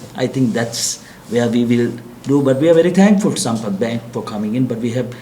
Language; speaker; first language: English; non-native, local second language; Sinhala